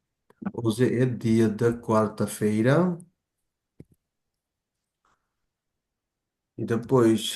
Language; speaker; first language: Portuguese; non-native, fluent; Bangla